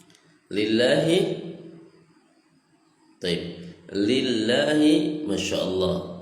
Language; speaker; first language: Arabic; non-native, fluent; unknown